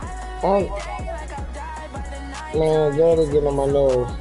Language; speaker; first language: English; native; English